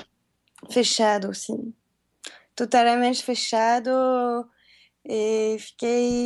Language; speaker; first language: Portuguese; non-native, learner; French